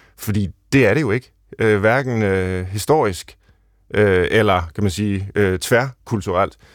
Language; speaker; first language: Danish; native; Danish